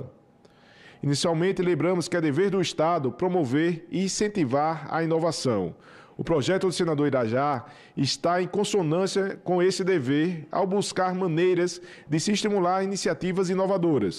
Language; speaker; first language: Portuguese; native; Portuguese